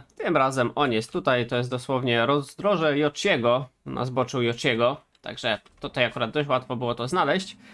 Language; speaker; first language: Polish; native; Polish